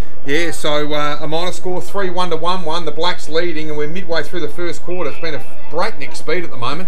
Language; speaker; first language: English; native; English